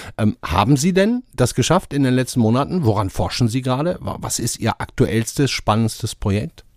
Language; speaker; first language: German; native; German